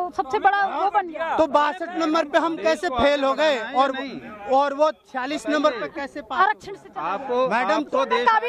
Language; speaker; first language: Hindi; native; Hindi